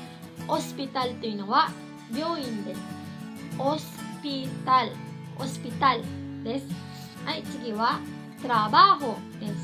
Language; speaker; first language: Japanese; non-native, fluent; Cebuano